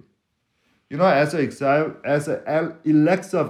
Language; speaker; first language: English; non-native, fluent; Korean